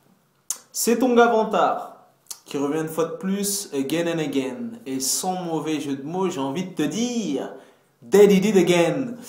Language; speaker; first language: French; native; French